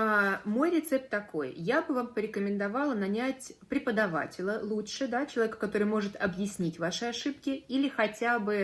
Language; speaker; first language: Russian; native; Russian